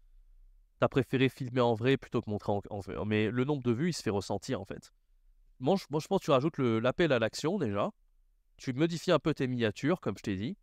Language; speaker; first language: French; native; French